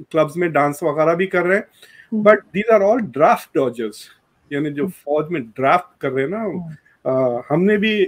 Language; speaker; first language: Hindi; non-native, local second language; Urdu